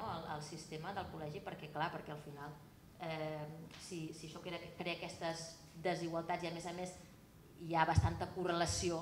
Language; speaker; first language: Catalan; native; Catalan